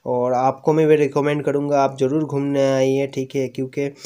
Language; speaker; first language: Hindi; non-native, local second language; Bangla